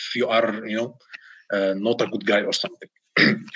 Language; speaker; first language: English; non-native, fluent; Arabic